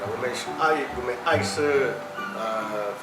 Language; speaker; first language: Chinese; non-native, learner; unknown